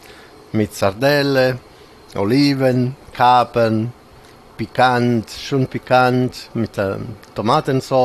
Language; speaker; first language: German; non-native, fluent; Italian